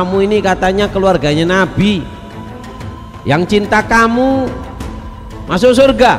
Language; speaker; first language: Indonesian; native; Indonesian